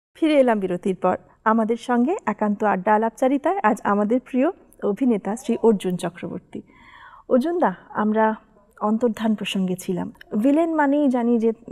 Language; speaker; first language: Bangla; native; Bangla